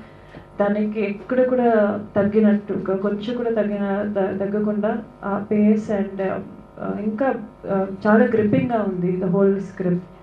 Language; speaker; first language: Telugu; non-native, fluent; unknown